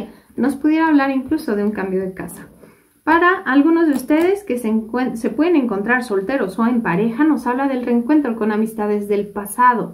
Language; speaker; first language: Spanish; native; Spanish